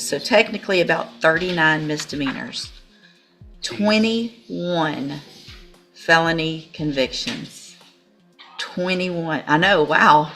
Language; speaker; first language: English; native; English